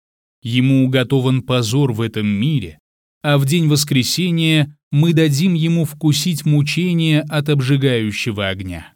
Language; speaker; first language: Russian; native; Russian